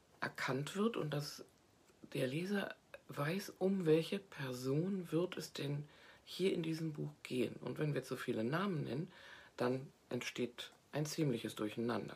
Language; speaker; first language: German; native; German